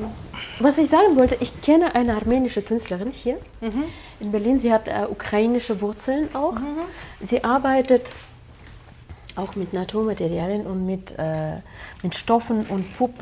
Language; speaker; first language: German; non-native, fluent; Russian